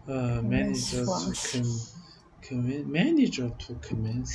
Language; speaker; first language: English; non-native, learner; Vietnamese